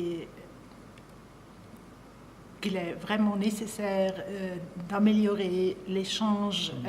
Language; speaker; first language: French; non-native, local second language; German